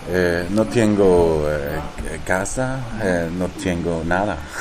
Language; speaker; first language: Spanish; non-native, learner; Danish